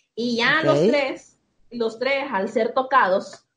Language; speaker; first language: Spanish; native; Spanish